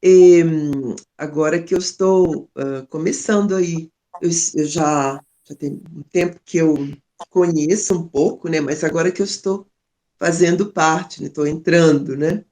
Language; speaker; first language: Portuguese; non-native, learner; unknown